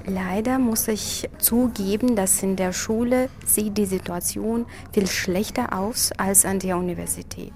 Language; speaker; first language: German; non-native, fluent; Russian